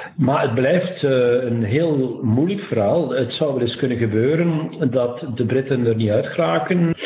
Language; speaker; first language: Dutch; native; Dutch